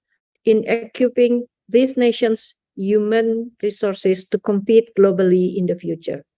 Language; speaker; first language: English; non-native, fluent; Indonesian